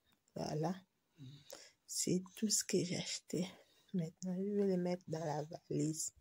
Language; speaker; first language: French; non-native, local second language; Lingala